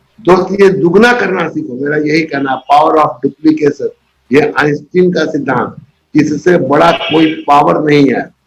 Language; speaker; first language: Hindi; native; Hindi